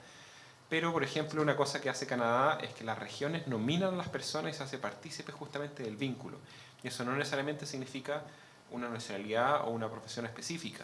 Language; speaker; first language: Spanish; native; Spanish